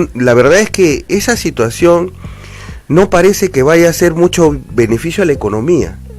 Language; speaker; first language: Spanish; native; Spanish